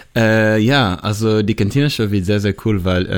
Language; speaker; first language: German; non-native, learner; Hebrew